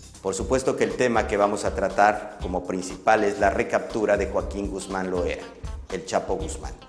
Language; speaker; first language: Spanish; native; Spanish